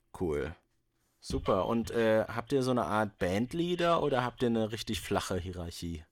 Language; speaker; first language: German; native; German